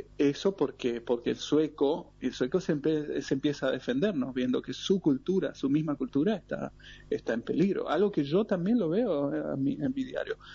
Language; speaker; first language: Spanish; native; Spanish